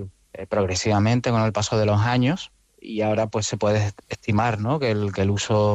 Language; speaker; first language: Spanish; native; Spanish